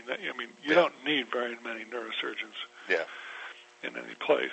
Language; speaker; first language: English; native; English